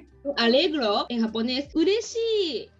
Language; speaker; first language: Spanish; non-native, learner; Japanese